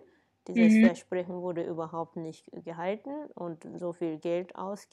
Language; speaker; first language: German; non-native, fluent; Japanese